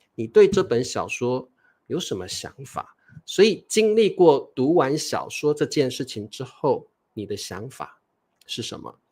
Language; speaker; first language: Chinese; native; Chinese